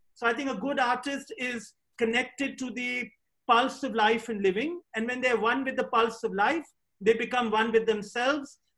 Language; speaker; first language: English; non-native, local second language; Hindi